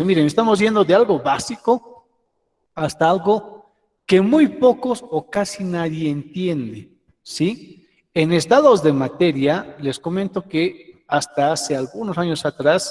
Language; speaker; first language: Spanish; native; Spanish